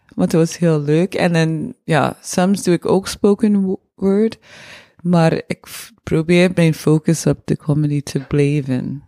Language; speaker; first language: Dutch; non-native, fluent; English